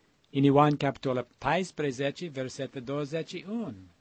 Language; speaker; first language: Romanian; non-native, learner; English